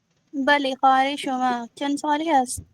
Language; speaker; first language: Persian; non-native, learner; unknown